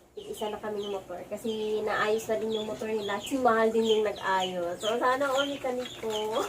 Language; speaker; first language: Filipino; non-native, local second language; Bikol